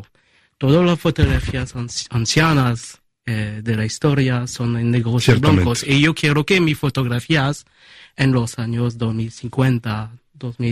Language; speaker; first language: Spanish; early bilingual, heritage; Spanish